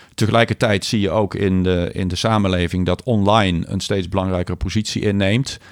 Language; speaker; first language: Dutch; native; Dutch